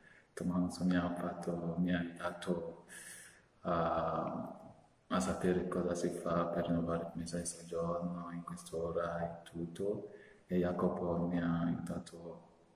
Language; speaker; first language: Italian; non-native, learner; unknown